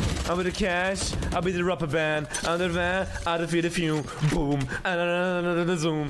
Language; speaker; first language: English; non-native, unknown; German